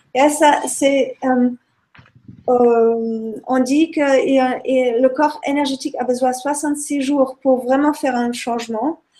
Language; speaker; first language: French; non-native, fluent; German